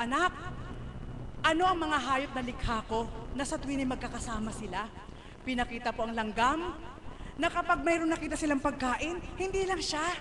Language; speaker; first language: Filipino; non-native, local second language; Cebuano